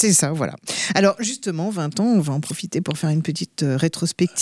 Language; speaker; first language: French; native; French